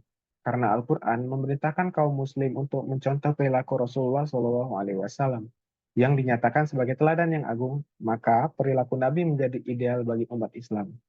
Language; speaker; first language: Indonesian; native; Indonesian